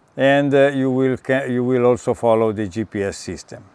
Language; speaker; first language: English; non-native, fluent; Italian